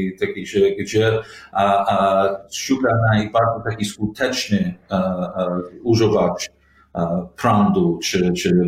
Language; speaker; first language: Polish; non-native, learner; English